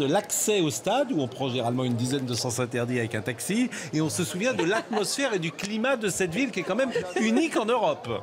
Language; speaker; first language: French; native; French